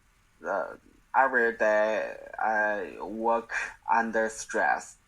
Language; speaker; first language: English; non-native, learner; Chinese